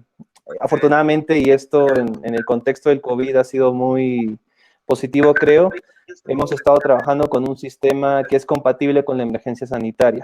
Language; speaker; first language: Spanish; native; Spanish